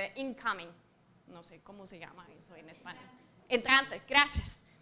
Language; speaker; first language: Spanish; non-native, fluent; German